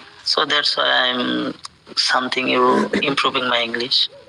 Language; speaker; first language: English; non-native, learner; Bangla